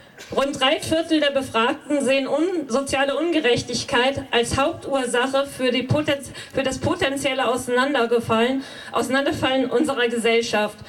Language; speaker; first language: German; native; German